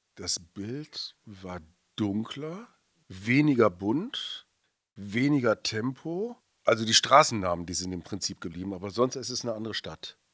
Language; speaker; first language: German; native; German